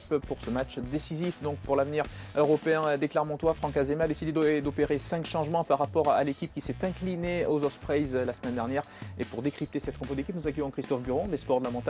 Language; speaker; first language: French; native; French